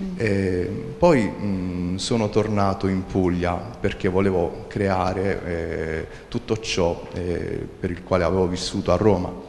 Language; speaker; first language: Italian; native; Italian